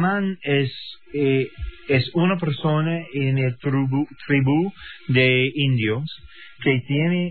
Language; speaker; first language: Spanish; non-native, learner; English